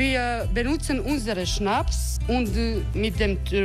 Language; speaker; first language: German; non-native, fluent; Croatian